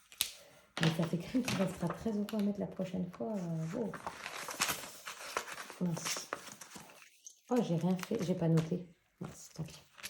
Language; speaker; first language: French; native; French